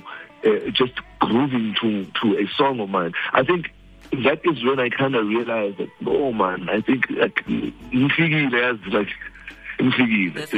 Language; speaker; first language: English; non-native, local second language; Xhosa